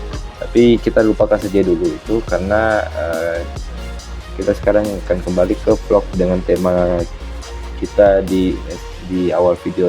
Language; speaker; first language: Indonesian; native; Indonesian